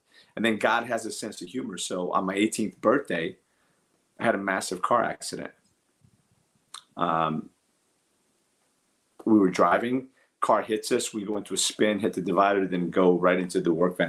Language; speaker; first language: English; early bilingual, other home language; Portuguese